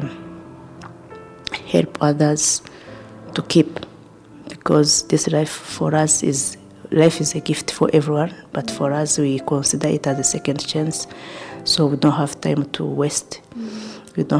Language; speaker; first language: English; non-native, local second language; Kinyarwanda